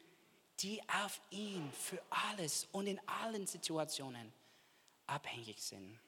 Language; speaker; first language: German; non-native, fluent; English